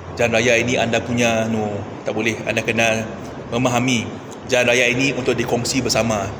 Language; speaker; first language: Malay; non-native, local second language; Iban